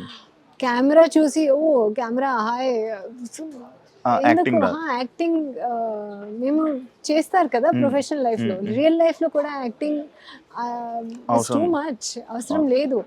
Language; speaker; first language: Telugu; non-native, local second language; Hindi